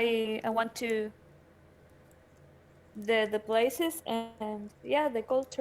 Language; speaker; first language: English; non-native, learner; Spanish